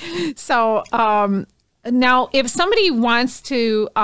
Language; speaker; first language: English; native; English